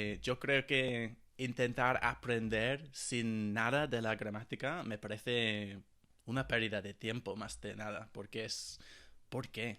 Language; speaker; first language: Spanish; non-native, fluent; English